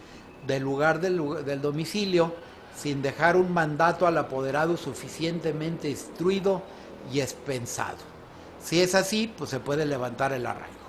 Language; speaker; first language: Spanish; native; Spanish